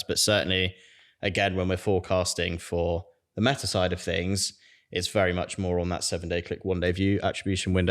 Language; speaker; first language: English; native; English